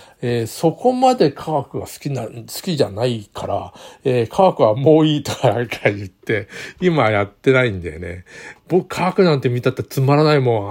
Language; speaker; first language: Japanese; native; Japanese